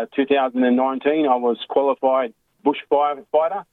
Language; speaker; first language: English; early bilingual, other home language; Macedonian